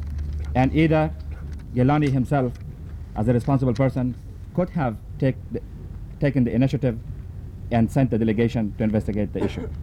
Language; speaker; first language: English; non-native, fluent; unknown